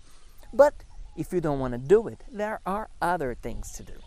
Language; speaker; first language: English; non-native, fluent; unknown